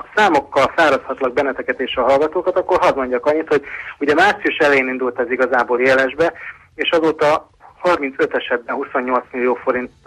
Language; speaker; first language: Hungarian; native; Hungarian